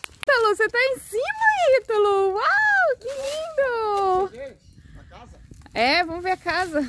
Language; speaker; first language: Portuguese; native; Portuguese